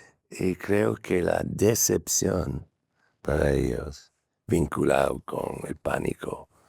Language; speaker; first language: Spanish; non-native, fluent; English